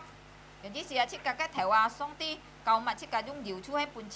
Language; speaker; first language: Chinese; early bilingual, heritage; Hakka Chinese